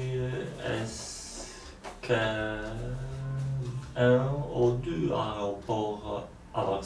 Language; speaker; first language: French; non-native, learner; Polish